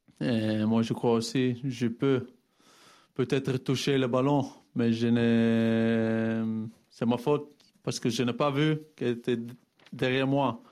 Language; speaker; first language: French; non-native, fluent; Dutch